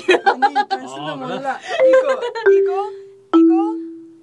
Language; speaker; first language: Korean; non-native, learner; Turkish